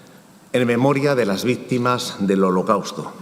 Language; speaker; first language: Spanish; native; Spanish